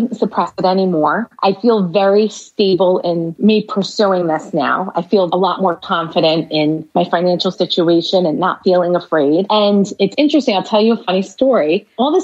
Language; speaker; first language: English; early bilingual, other home language; Arabic